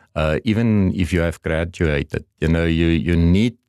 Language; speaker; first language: English; non-native, local second language; Afrikaans